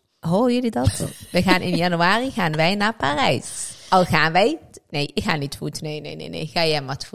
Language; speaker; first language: Dutch; early bilingual, other home language; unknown